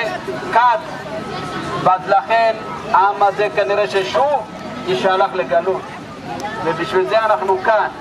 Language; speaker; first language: Hebrew; non-native, fluent; Amharic